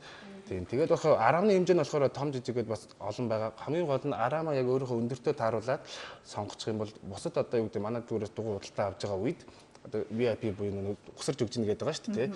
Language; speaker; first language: Mongolian; native; Mongolian